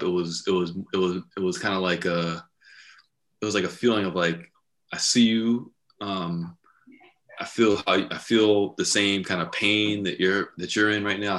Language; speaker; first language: English; native; English